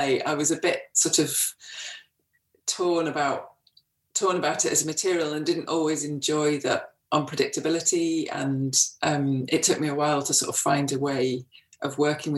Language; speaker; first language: English; native; English